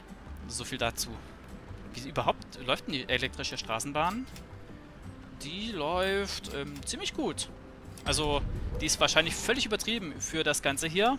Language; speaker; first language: German; native; German